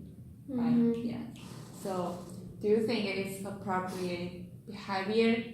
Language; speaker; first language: English; non-native, learner; Chinese